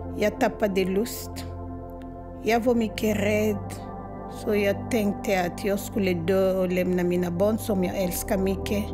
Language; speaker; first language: Swedish; non-native, fluent; Lingala